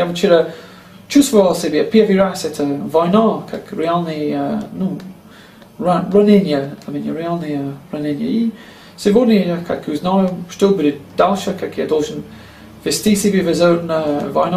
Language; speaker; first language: Russian; non-native, learner; English